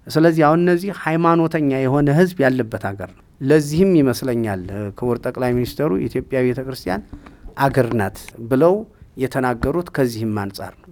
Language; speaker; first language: Amharic; native; Amharic